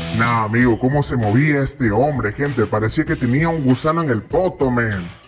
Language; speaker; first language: Spanish; native; Spanish